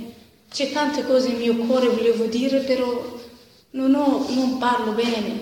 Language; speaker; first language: Italian; non-native, learner; Arabic